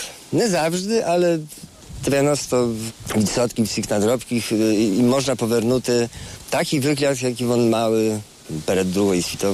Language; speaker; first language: Ukrainian; non-native, fluent; Polish